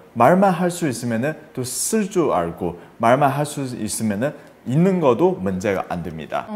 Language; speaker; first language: Korean; non-native, fluent; Chinese